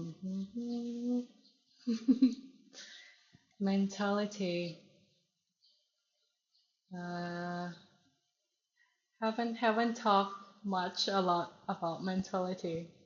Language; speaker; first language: English; non-native, learner; Thai